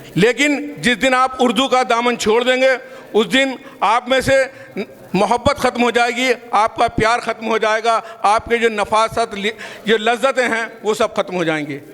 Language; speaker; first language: Hindi; native; Hindi